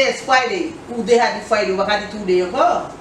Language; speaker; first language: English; non-native, learner; Haitian Creole